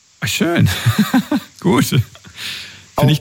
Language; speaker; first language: German; native; German